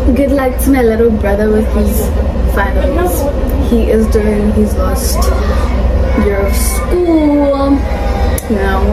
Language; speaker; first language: English; non-native, local second language; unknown